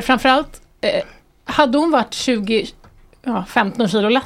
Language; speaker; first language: Swedish; native; Swedish